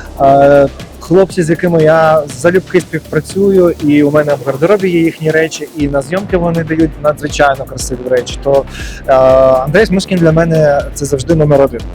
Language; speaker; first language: Ukrainian; native; Ukrainian